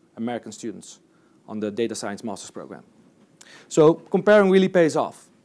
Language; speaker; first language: English; non-native, fluent; Dutch